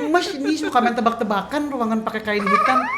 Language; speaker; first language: Indonesian; native; Indonesian